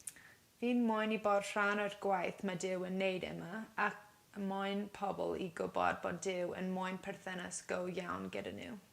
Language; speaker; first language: Welsh; non-native, learner; English